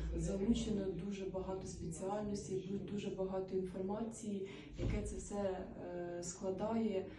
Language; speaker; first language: Ukrainian; native; Ukrainian